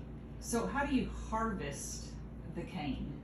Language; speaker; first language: English; native; English